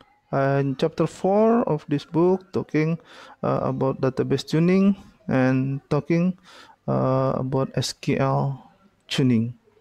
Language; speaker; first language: English; non-native, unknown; Indonesian